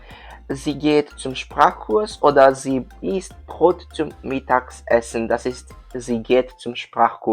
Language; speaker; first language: German; non-native, learner; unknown